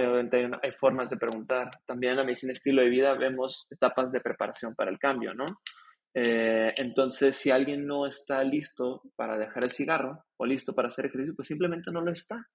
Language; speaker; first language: Spanish; native; Spanish